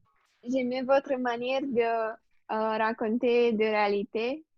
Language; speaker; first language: French; non-native, learner; Romanian